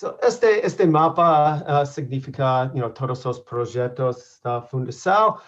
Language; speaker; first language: Portuguese; non-native, learner; English